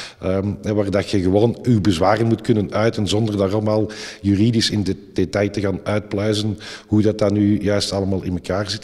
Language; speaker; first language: Dutch; native; Dutch